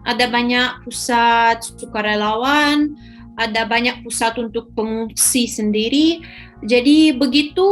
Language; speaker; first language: Indonesian; non-native, fluent; Ukrainian